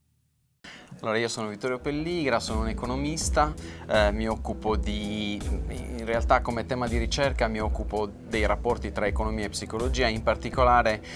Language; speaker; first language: Italian; native; Italian